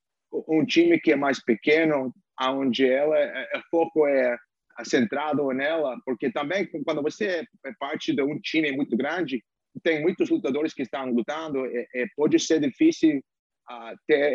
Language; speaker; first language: Portuguese; non-native, fluent; English